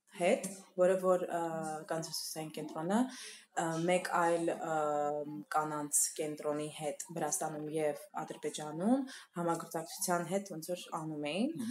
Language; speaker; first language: Armenian; early bilingual, heritage; Armenian